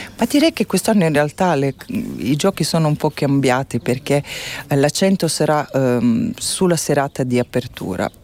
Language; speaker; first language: Italian; native; Italian